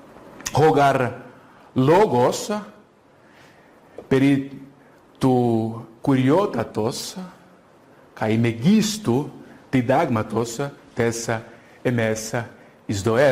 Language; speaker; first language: Greek; non-native, fluent; Portuguese